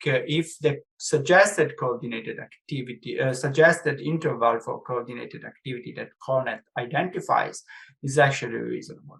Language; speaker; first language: English; non-native, fluent; Italian